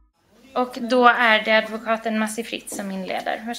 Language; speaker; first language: Swedish; native; Swedish